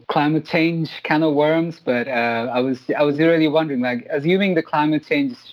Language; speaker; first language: English; native; English